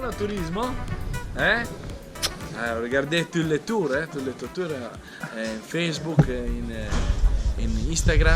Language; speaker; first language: French; non-native, learner; Italian